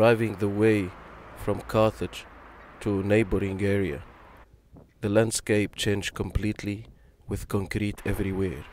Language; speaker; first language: English; non-native, fluent; Arabic